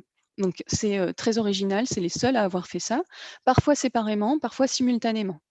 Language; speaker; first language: French; native; French